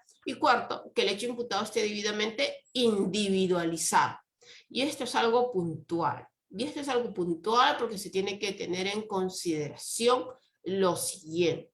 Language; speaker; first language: Spanish; native; Spanish